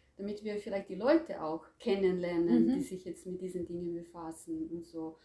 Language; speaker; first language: German; non-native, fluent; Croatian